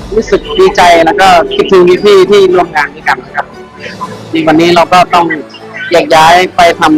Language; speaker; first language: Thai; non-native, fluent; Khmer